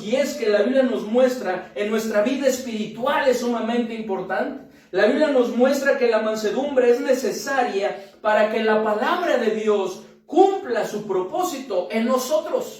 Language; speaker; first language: Spanish; native; Spanish